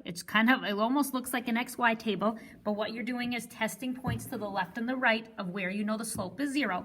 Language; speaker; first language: English; native; English